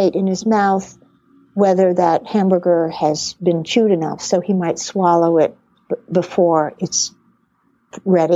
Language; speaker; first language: English; native; English